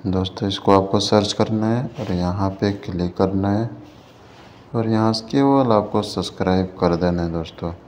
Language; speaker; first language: Hindi; native; Hindi